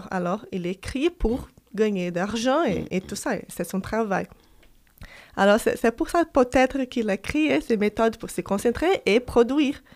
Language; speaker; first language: French; non-native, fluent; Portuguese